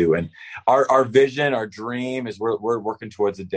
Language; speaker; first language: English; native; English